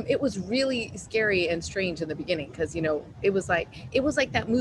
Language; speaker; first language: English; native; English